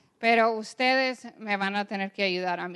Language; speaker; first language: Spanish; early bilingual, other home language; English